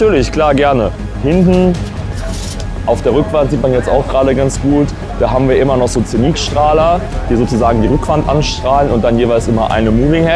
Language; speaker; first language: German; native; German